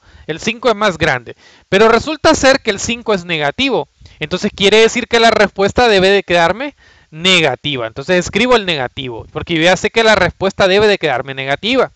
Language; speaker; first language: Spanish; native; Spanish